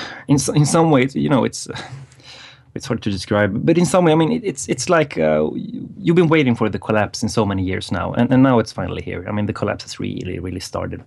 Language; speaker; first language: English; non-native, fluent; Swedish